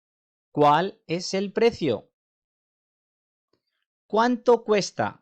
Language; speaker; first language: Spanish; non-native, fluent; Urdu